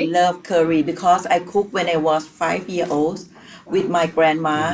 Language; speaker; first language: English; non-native, learner; Thai